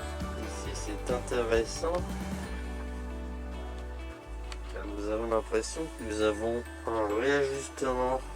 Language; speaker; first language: French; native; French